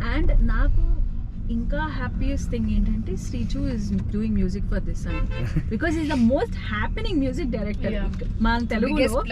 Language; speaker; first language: Telugu; native; Telugu